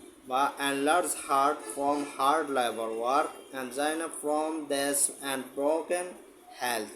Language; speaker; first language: English; non-native, local second language; Bangla